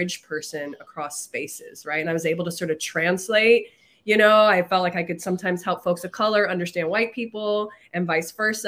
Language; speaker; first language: English; native; English